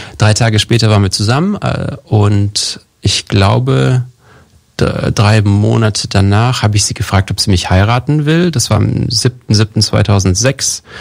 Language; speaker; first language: German; native; German